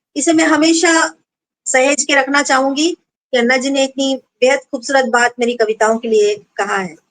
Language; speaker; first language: Hindi; non-native, local second language; Bangla